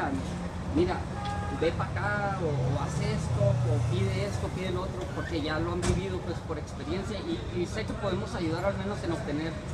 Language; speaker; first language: Spanish; early bilingual, heritage; Spanish